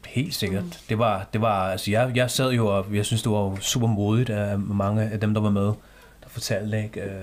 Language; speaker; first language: Danish; early bilingual, other home language; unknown